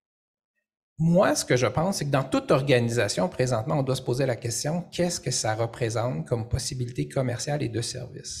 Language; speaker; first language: French; native; French